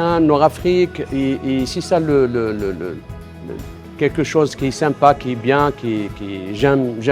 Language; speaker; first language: French; non-native, fluent; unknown